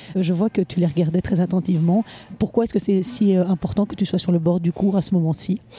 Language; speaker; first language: French; native; French